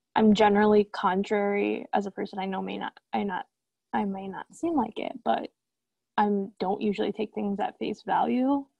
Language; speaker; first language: English; native; English